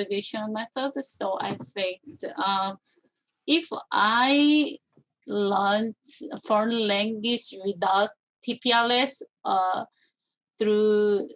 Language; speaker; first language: English; non-native, learner; Korean